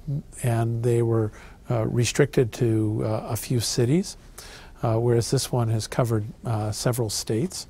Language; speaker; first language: English; native; English